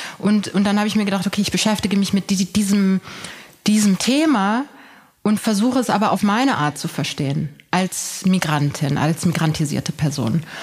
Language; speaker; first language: German; early bilingual, other home language; Persian